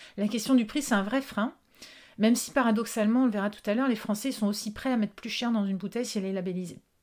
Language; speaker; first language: French; native; French